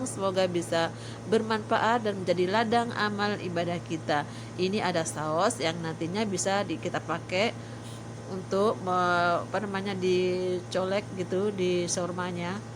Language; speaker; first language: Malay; non-native, local second language; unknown